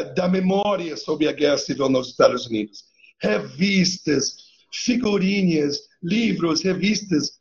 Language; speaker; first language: Portuguese; non-native, fluent; English